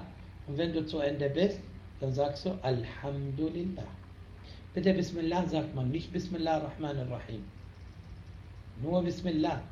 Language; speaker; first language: German; non-native, fluent; Arabic